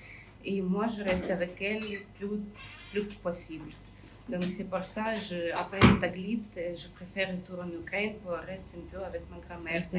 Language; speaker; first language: French; non-native, learner; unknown